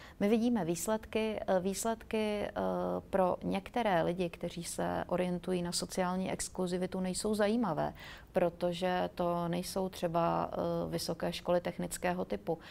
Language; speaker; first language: Czech; native; Czech